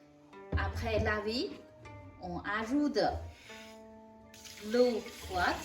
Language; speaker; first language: French; non-native, local second language; Chinese